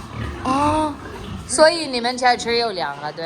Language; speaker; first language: Chinese; non-native, learner; Filipino